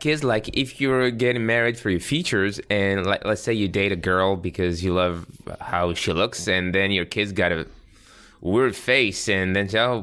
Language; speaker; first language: English; non-native, fluent; French